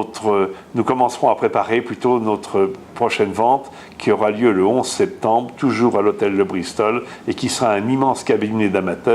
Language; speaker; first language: French; native; French